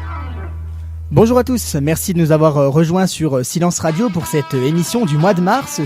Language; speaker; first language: French; native; French